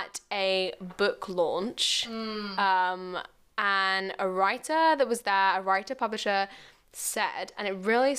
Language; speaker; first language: English; native; English